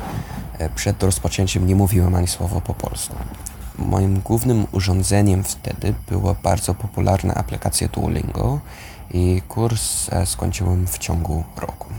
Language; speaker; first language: Polish; non-native, fluent; English